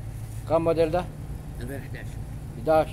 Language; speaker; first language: Arabic; non-native, learner; Filipino